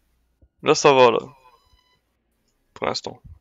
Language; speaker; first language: French; native; French